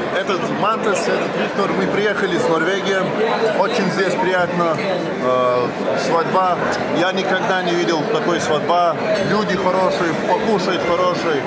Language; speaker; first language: Russian; non-native, learner; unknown